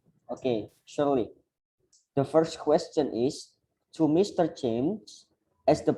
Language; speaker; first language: English; non-native, learner; Indonesian